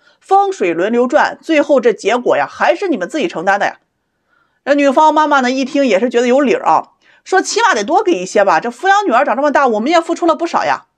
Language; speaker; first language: Chinese; native; Chinese